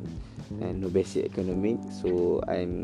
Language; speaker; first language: English; non-native, learner; Malay